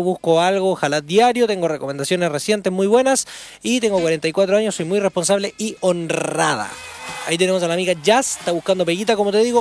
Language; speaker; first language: Spanish; native; Spanish